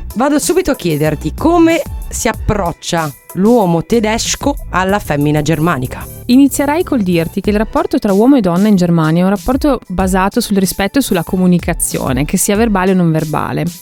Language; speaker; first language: Italian; non-native, fluent; Russian